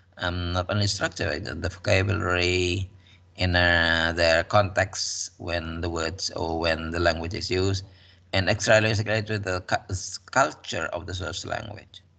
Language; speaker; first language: English; non-native, fluent; Indonesian